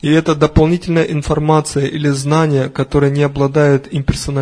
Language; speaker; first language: Russian; native; Russian